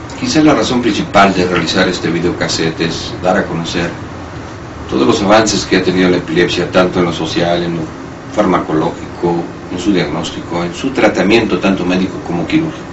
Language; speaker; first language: Spanish; native; Spanish